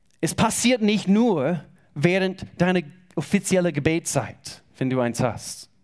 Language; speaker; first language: German; non-native, fluent; English